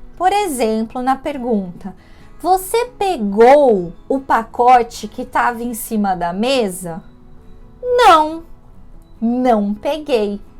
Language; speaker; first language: Portuguese; native; Portuguese